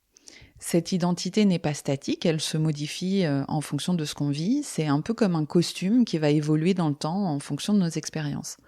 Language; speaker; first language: French; native; French